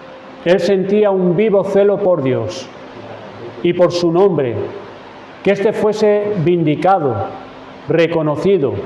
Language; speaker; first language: Spanish; native; Spanish